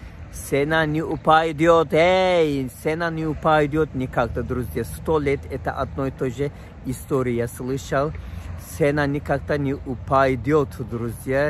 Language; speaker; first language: Russian; non-native, fluent; Turkish